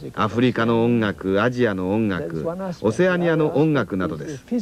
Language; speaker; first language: Japanese; non-native, fluent; Filipino